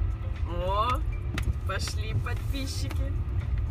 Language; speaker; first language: Russian; native; Russian